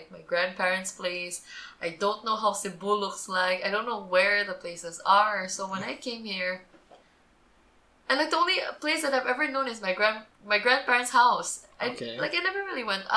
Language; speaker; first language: English; native; English